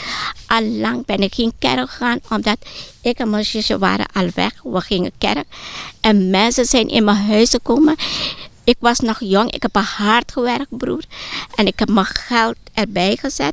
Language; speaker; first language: Dutch; non-native, local second language; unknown